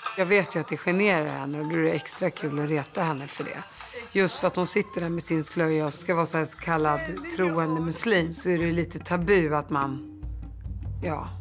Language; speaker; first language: Swedish; early bilingual, other home language; Arabic